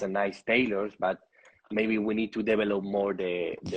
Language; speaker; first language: English; non-native, learner; Spanish